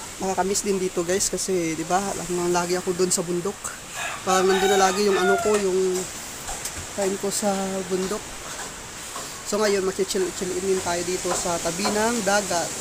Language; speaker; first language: Filipino; non-native, local second language; Kinaray-a